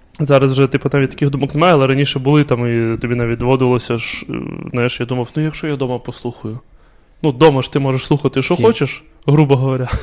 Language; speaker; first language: Ukrainian; non-native, local second language; Russian